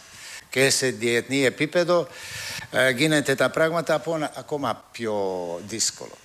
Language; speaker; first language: Greek; non-native, fluent; Serbian